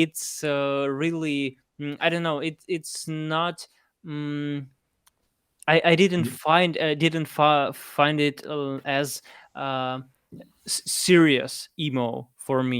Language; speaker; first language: English; non-native, fluent; Russian